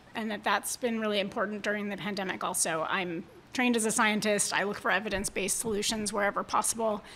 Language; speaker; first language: English; native; English